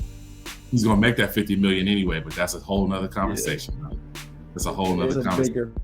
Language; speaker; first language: English; native; English